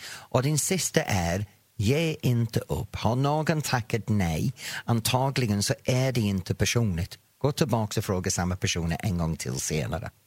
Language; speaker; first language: Swedish; non-native, fluent; English